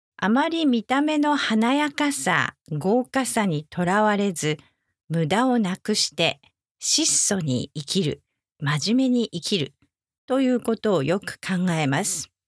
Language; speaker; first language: Japanese; native; Japanese